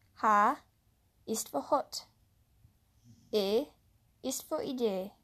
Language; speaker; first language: German; non-native, learner; English